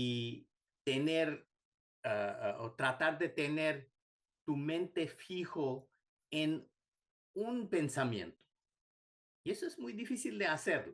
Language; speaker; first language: Spanish; non-native, fluent; Bangla